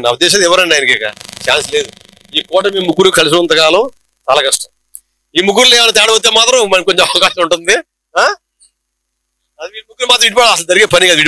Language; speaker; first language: Telugu; native; Telugu